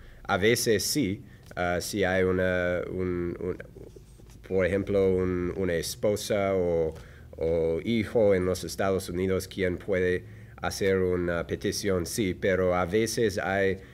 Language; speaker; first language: Spanish; non-native, learner; English